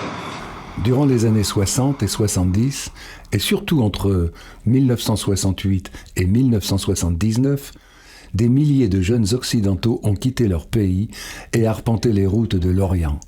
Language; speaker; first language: French; native; French